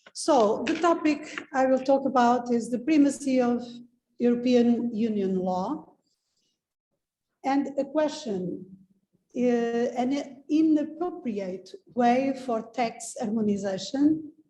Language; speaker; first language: English; non-native, fluent; Portuguese